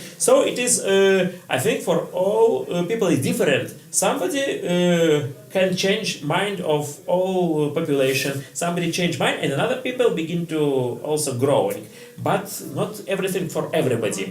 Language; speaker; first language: English; non-native, learner; Russian